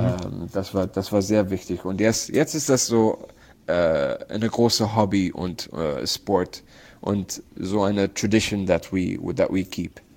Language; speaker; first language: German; non-native, learner; Arabic